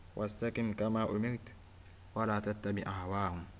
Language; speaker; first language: Arabic; non-native, fluent; Yoruba